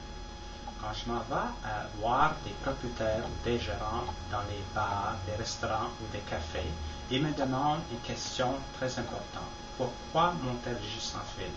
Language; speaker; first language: French; non-native, fluent; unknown